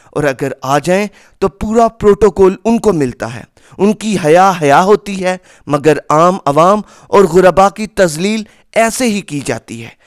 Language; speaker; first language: Urdu; non-native, local second language; Punjabi